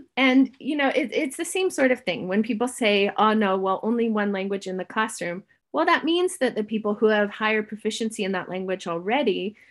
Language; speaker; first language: English; native; English